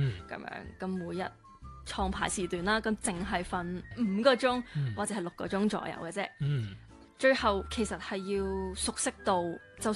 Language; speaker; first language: Cantonese; native; Cantonese